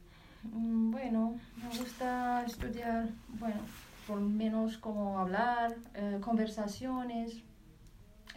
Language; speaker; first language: Spanish; non-native, learner; Arabic